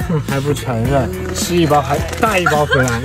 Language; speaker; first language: Chinese; native; Chinese